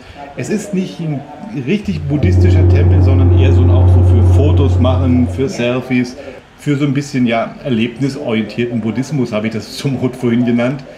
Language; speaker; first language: German; native; German